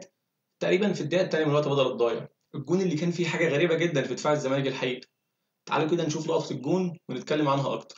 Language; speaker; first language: Arabic; native; Arabic